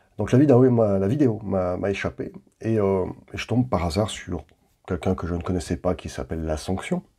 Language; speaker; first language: French; native; French